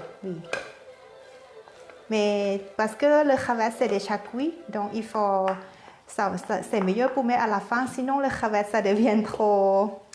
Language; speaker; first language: French; non-native, learner; Thai